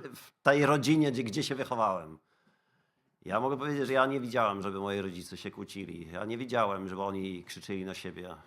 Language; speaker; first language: Polish; non-native, fluent; Dutch